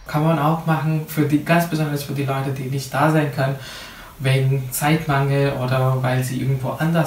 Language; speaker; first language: German; non-native, fluent; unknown